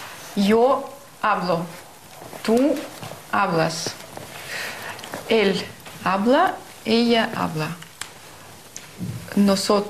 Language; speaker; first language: Spanish; non-native, learner; Russian